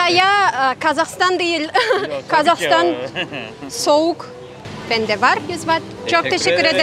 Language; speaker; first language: Turkish; non-native, learner; Kazakh